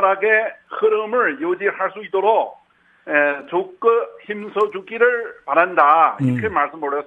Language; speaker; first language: Korean; non-native, fluent; Chinese